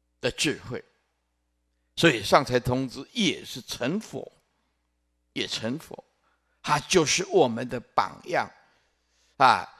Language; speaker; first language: Chinese; non-native, local second language; Min Nan Chinese